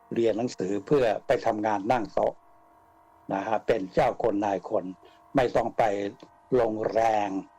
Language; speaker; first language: Thai; native; Thai